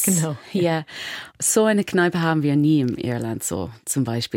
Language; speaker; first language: German; non-native, learner; English